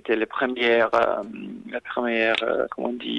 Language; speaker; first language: French; non-native, fluent; English